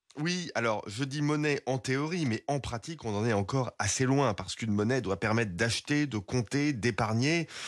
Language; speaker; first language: French; native; French